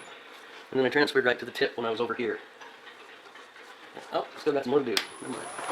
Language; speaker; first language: English; native; English